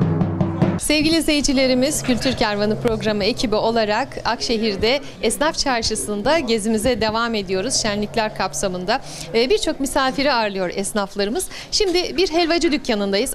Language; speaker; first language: Turkish; native; Turkish